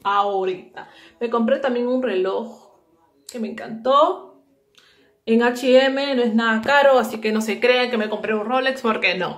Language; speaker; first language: Spanish; native; Spanish